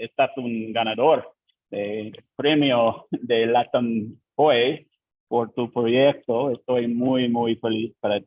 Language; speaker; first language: Spanish; non-native, learner; English